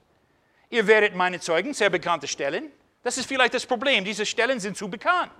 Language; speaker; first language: German; non-native, fluent; English